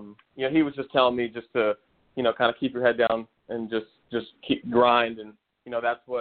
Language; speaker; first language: English; native; English